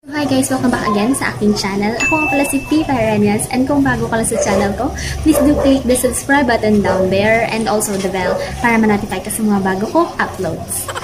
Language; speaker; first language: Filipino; non-native, local second language; Cebuano